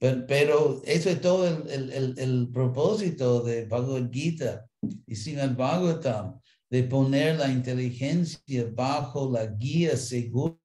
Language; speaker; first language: Spanish; non-native, fluent; English